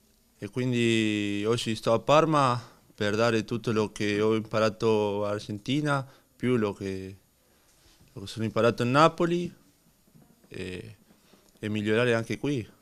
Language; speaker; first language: Italian; non-native, learner; Spanish